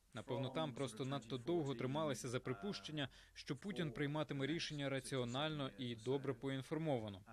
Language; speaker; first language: Ukrainian; non-native, fluent; English